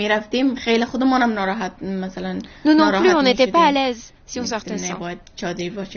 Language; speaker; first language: French; non-native, fluent; Persian